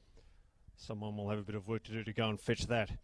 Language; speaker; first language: English; native; English